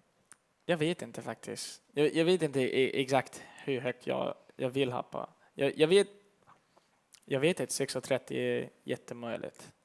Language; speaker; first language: Swedish; early bilingual, heritage; English